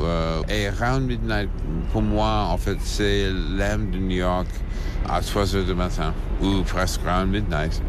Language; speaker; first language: French; non-native, fluent; English